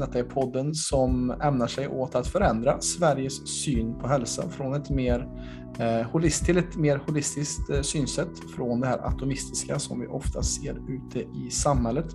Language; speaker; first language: Swedish; native; Swedish